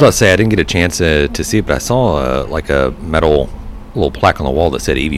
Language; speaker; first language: English; native; English